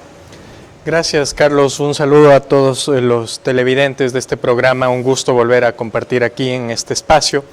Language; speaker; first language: Spanish; native; Spanish